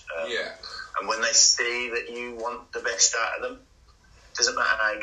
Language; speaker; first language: English; native; English